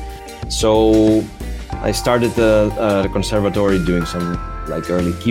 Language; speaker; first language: English; non-native, fluent; Greek